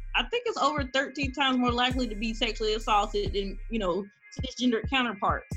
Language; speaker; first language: English; native; English